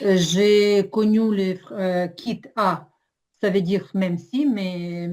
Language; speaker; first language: French; non-native, learner; Ukrainian